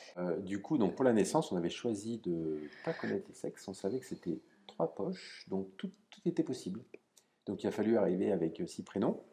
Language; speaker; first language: French; native; French